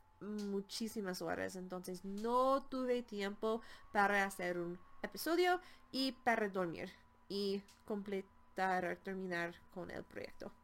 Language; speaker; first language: Spanish; non-native, fluent; English